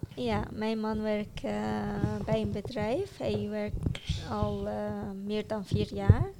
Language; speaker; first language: Dutch; non-native, fluent; Arabic